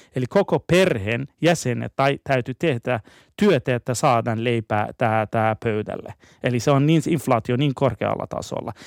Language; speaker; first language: Finnish; non-native, fluent; Persian